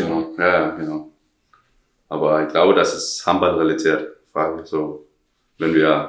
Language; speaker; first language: German; non-native, learner; Danish